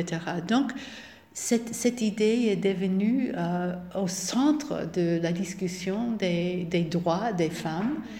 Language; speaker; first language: French; non-native, fluent; English